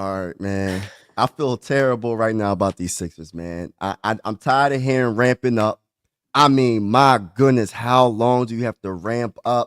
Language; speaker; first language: English; native; English